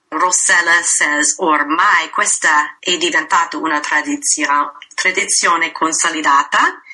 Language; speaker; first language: Italian; non-native, fluent; English